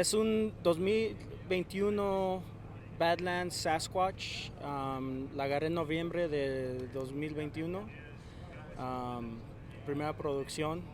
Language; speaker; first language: Spanish; early bilingual, other home language; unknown